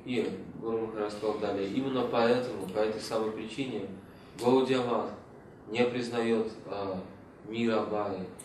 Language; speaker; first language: Russian; native; Russian